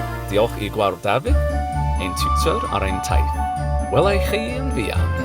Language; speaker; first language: Welsh; non-native, learner; English